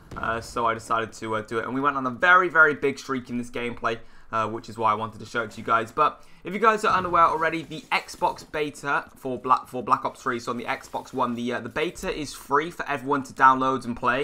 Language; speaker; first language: English; native; English